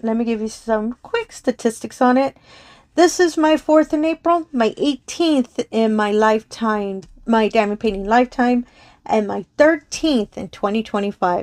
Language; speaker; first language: English; native; English